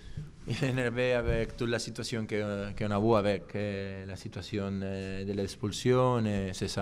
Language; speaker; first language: French; non-native, learner; Spanish